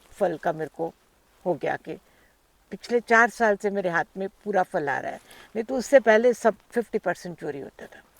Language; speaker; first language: Hindi; non-native, local second language; Punjabi